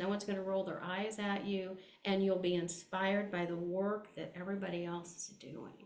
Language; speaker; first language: English; native; English